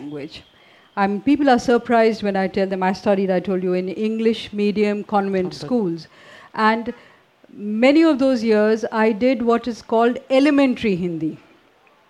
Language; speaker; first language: English; non-native, local second language; Hindi